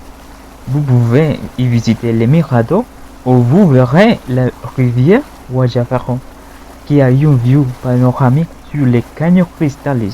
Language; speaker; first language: French; non-native, learner; Spanish